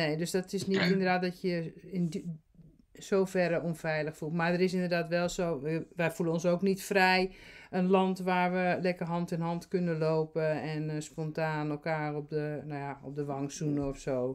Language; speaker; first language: Dutch; native; Dutch